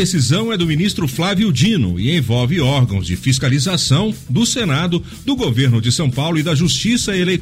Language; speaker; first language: Portuguese; native; Portuguese